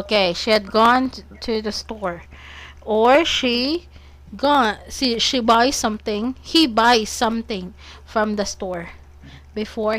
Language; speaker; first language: English; non-native, fluent; Cebuano